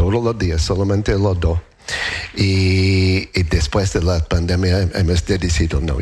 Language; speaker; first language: Spanish; non-native, learner; English